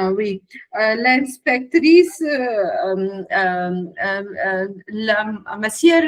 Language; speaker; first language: French; non-native, learner; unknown